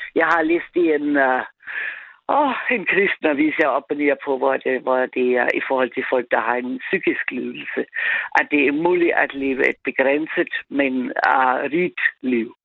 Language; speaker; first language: Danish; non-native, fluent; German